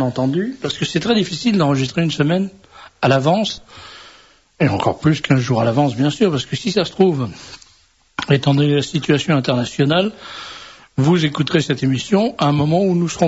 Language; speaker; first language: French; native; French